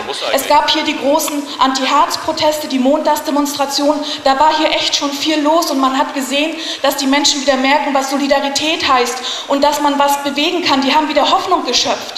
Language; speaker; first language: German; native; German